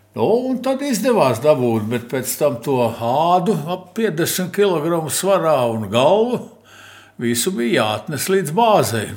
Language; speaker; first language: Latvian; native; Latvian